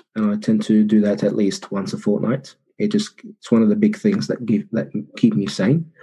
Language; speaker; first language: English; early bilingual, other home language; Arabic